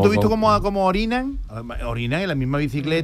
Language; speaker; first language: Spanish; native; Spanish